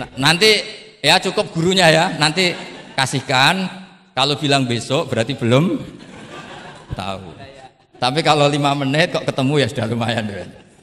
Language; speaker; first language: Indonesian; non-native, local second language; Javanese